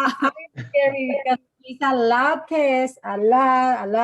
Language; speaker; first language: English; non-native, learner; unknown